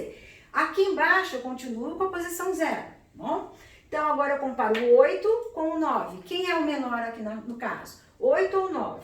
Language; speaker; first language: Portuguese; native; Portuguese